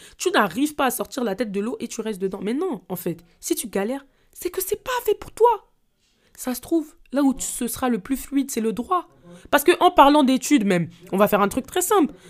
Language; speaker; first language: French; native; French